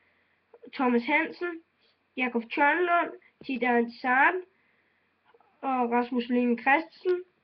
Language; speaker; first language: Danish; native; Danish